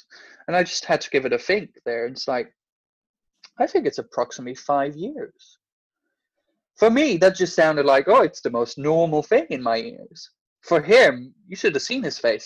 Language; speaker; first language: English; non-native, fluent; Danish